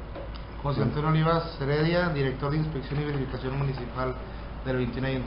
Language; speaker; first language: Spanish; native; Spanish